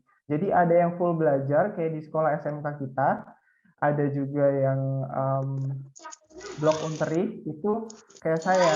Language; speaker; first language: Indonesian; native; Indonesian